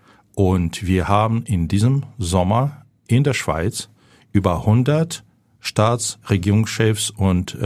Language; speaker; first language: German; non-native, fluent; Ukrainian